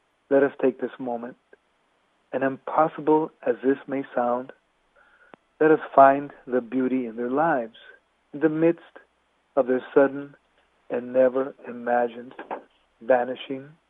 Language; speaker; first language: English; early bilingual, other home language; Spanish